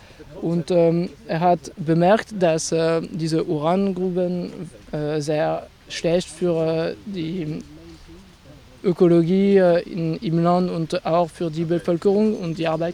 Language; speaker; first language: German; non-native, fluent; French